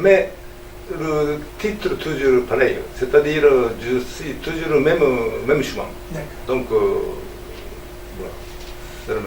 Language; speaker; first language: French; non-native, learner; Japanese